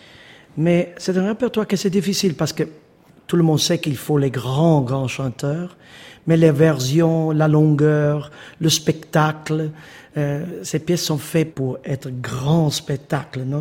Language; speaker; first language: French; non-native, fluent; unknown